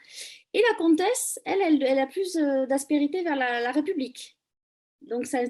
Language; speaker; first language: French; native; French